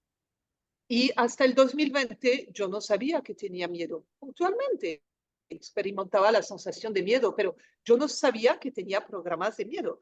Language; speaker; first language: Spanish; non-native, fluent; French